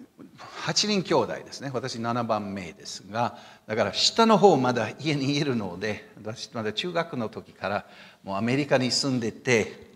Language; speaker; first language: Japanese; non-native, fluent; English